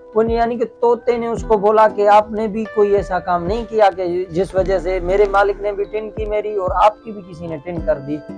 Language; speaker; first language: Urdu; non-native, local second language; Sindhi